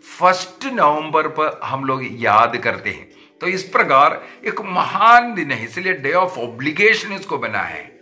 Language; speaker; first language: Hindi; non-native, local second language; Malayalam